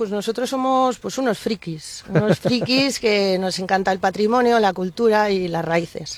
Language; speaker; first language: Spanish; native; Spanish